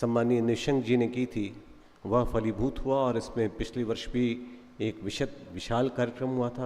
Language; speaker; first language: Hindi; native; Hindi